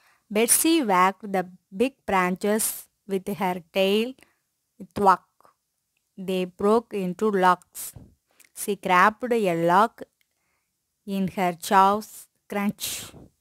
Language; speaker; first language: English; non-native, local second language; Tamil